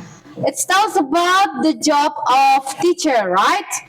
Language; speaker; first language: English; non-native, learner; Indonesian